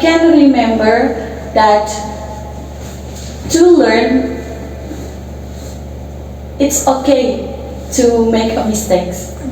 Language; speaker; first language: English; non-native, learner; Indonesian